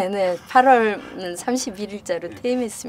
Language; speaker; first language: Korean; native; Korean